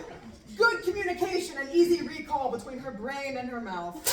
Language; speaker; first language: English; native; English